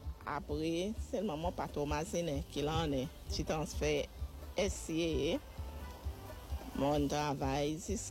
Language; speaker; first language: French; non-native, local second language; Seselwa Creole French